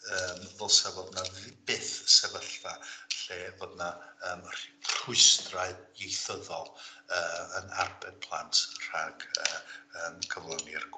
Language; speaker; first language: Welsh; native; Welsh